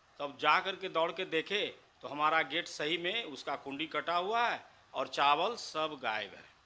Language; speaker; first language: Hindi; native; Hindi